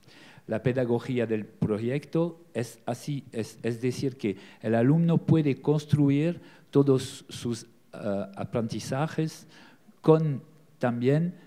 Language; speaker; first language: Spanish; non-native, learner; French